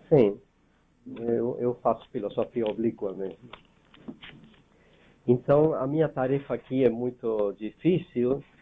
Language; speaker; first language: Portuguese; non-native, fluent; Spanish